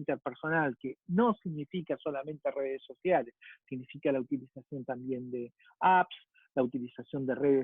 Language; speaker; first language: Spanish; native; Spanish